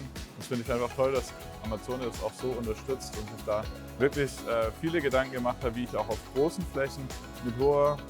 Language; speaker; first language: German; native; German